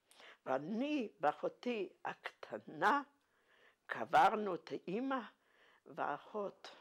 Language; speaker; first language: Hebrew; non-native, fluent; Yiddish